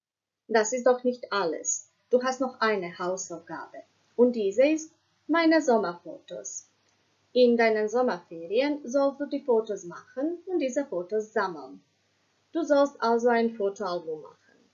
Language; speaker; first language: German; non-native, fluent; Croatian